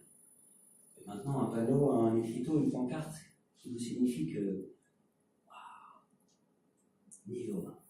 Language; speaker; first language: French; native; French